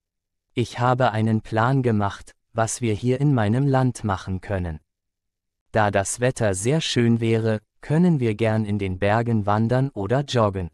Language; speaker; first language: German; non-native, fluent; Arabic